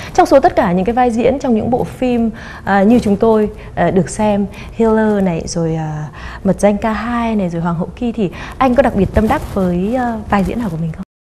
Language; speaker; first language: Vietnamese; native; Vietnamese